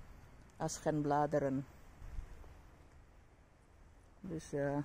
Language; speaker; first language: Dutch; non-native, learner; Indonesian